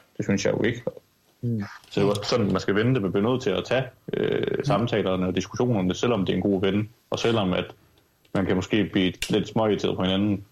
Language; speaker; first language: Danish; early bilingual, other home language; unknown